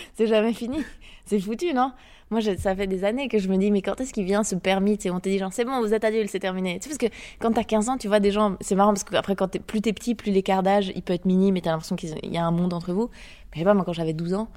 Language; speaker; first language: French; native; French